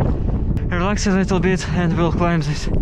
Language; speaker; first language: English; non-native, learner; Russian